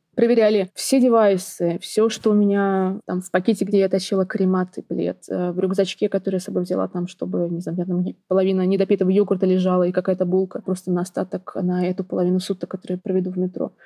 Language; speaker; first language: Russian; native; Russian